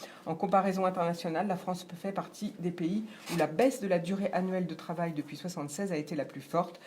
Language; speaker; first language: French; native; French